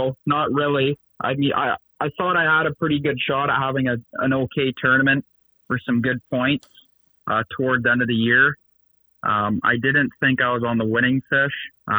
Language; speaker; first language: English; native; English